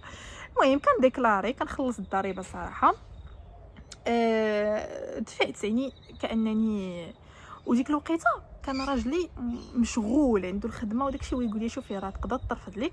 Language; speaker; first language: Arabic; native; Arabic